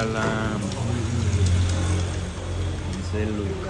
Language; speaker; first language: Indonesian; non-native, learner; English